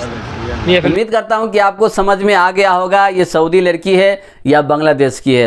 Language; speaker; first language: Hindi; native; Hindi